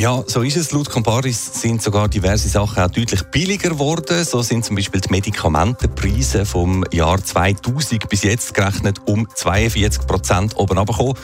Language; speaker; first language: German; native; German